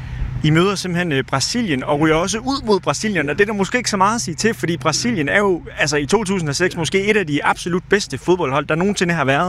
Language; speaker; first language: Danish; native; Danish